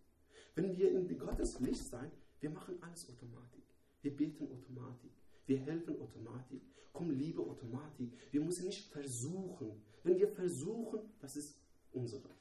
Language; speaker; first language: German; non-native, learner; Persian